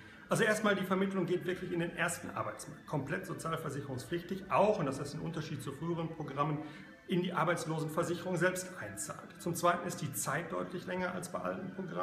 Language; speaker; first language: German; native; German